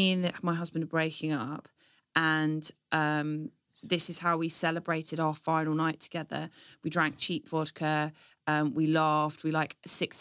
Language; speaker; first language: English; native; English